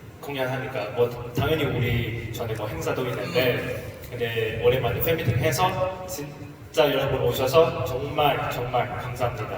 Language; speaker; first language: Korean; non-native, learner; Chinese